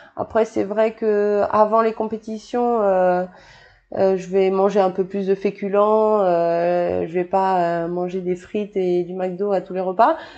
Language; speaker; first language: French; native; French